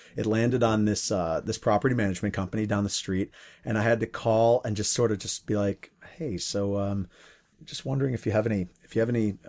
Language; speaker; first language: English; native; English